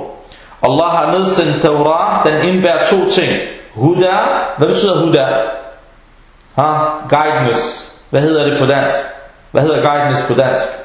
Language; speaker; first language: Danish; early bilingual, other home language; Arabic